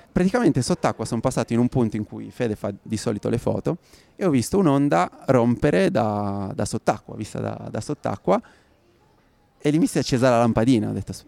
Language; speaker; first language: Italian; native; Italian